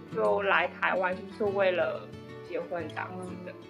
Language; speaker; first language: Chinese; non-native, fluent; Vietnamese